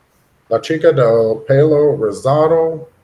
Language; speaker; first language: Spanish; non-native, learner; English